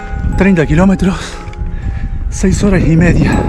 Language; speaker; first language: Spanish; native; Spanish